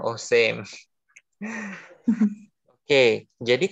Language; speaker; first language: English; non-native, fluent; Indonesian